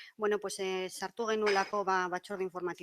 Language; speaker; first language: Basque; non-native, local second language; Spanish